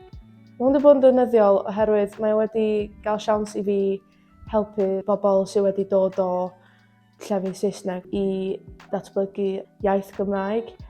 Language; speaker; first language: Welsh; non-native, local second language; English